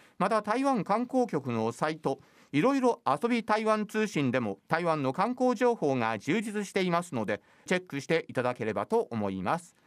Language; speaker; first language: Japanese; native; Japanese